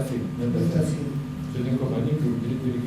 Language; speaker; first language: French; non-native, learner; Greek